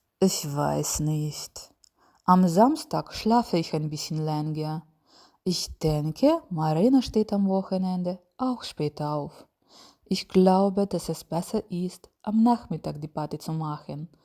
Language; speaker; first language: German; non-native, fluent; Ukrainian